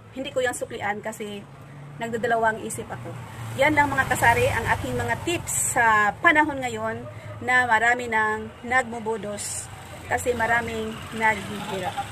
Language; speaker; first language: Filipino; non-native, local second language; Cebuano